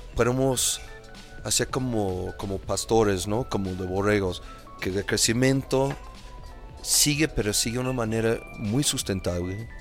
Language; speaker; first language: Spanish; non-native, fluent; English